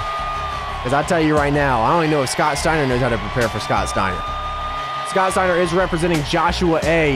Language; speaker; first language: English; native; English